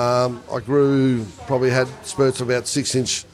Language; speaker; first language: English; native; English